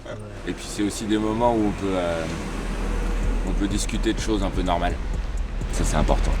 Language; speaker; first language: French; native; French